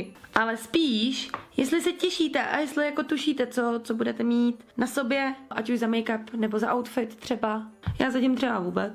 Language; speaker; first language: Czech; native; Czech